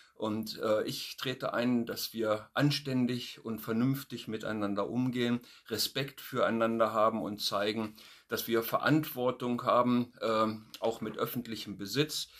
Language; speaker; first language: German; native; German